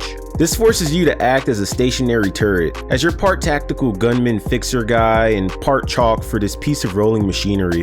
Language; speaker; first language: English; native; English